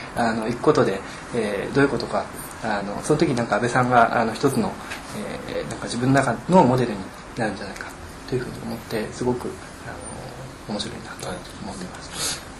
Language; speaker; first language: Japanese; native; Japanese